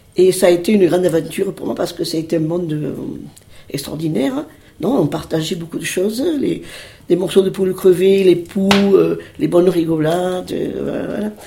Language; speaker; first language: French; early bilingual, other home language; Spanish